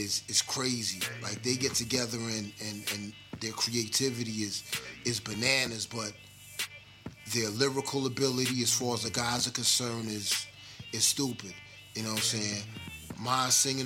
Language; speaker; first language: English; native; English